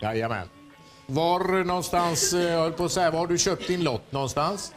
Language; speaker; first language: Swedish; native; Swedish